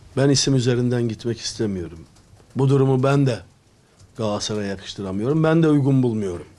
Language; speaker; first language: Turkish; native; Turkish